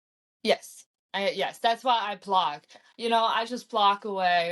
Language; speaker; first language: English; early bilingual, heritage; English